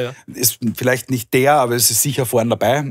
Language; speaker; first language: German; native; German